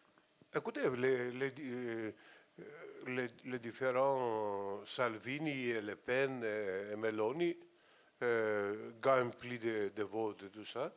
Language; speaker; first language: French; non-native, fluent; Greek